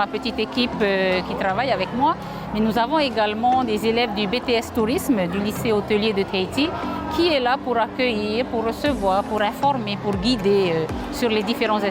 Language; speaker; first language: French; native; French